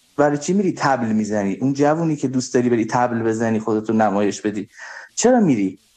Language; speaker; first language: Persian; native; Persian